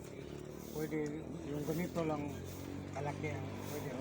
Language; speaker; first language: Filipino; non-native, local second language; Cebuano